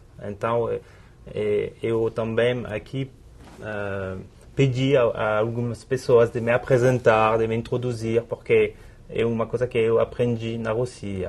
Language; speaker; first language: Portuguese; non-native, fluent; French